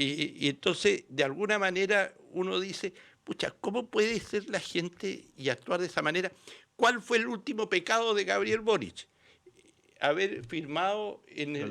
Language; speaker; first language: Spanish; native; Spanish